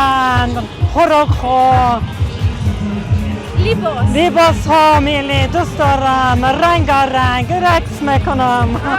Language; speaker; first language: Persian; non-native, learner; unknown